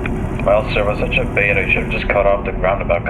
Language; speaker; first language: English; native; English